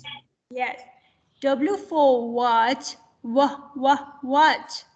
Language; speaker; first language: English; non-native, learner; Tibetan